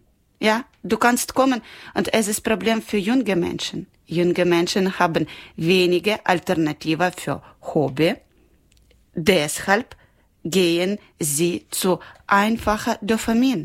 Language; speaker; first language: German; non-native, learner; Ukrainian